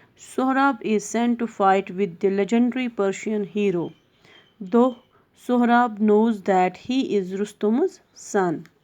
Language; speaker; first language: English; non-native, local second language; Urdu